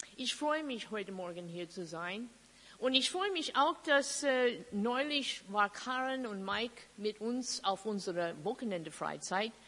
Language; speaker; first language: German; non-native, fluent; English